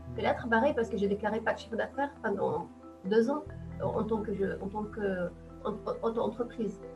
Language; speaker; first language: French; non-native, local second language; Arabic